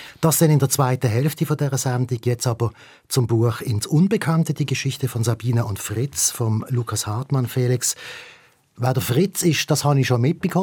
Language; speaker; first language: German; native; German